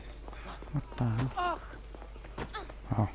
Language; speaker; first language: English; non-native, learner; Lithuanian